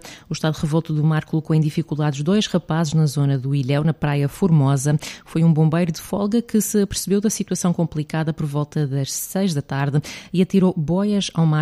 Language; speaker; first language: Portuguese; native; Portuguese